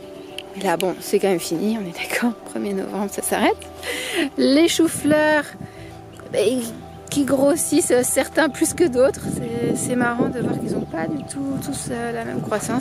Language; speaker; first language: French; native; French